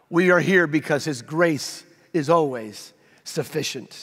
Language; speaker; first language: English; native; English